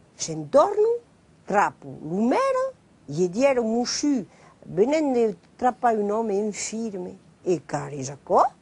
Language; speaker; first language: Occitan; native; Occitan